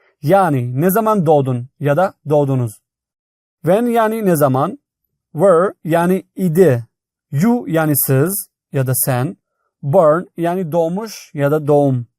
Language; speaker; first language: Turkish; non-native, fluent; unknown